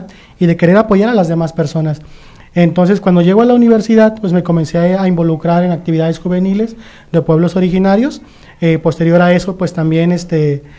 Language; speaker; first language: Spanish; non-native, local second language; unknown